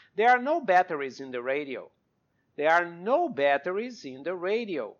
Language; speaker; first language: English; non-native, fluent; Portuguese